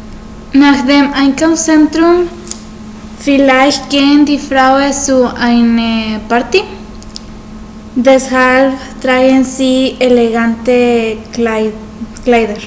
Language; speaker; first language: German; non-native, learner; Spanish